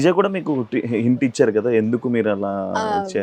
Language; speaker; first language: Telugu; native; Telugu